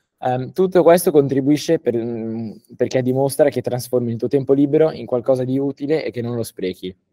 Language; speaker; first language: Italian; early bilingual, heritage; Italian